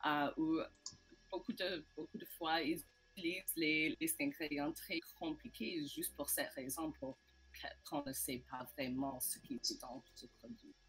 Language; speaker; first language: French; non-native, local second language; English